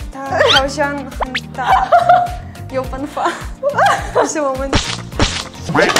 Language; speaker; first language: Chinese; non-native, learner; Ukrainian